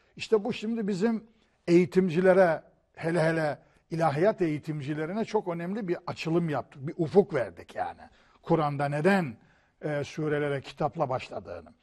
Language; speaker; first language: Turkish; native; Turkish